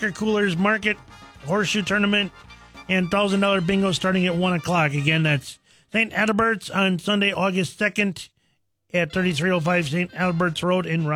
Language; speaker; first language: English; native; English